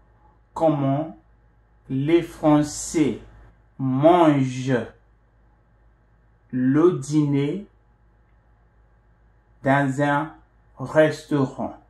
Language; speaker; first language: French; non-native, fluent; English